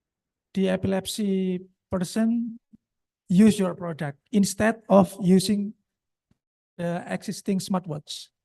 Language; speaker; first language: English; non-native, local second language; Indonesian